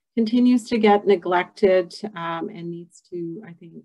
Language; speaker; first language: English; native; English